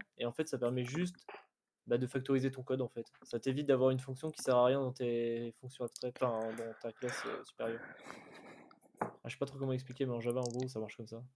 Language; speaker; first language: French; native; French